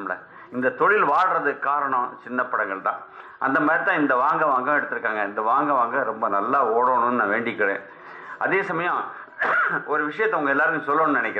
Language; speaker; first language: Tamil; native; Tamil